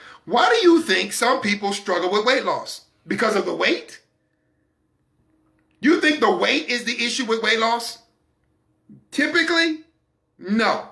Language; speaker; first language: English; native; English